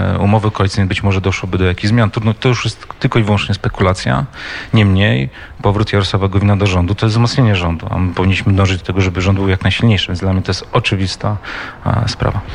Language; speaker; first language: Polish; native; Polish